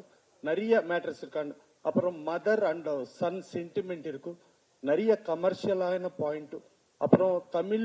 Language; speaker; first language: Tamil; non-native, learner; Telugu